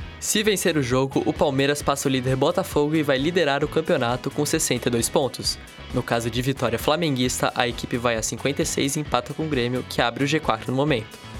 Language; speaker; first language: Portuguese; native; Portuguese